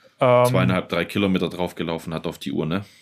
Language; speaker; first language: German; native; German